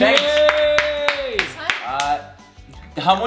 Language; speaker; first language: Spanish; non-native, learner; English